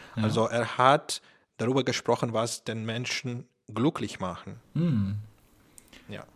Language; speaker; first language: German; non-native, fluent; Russian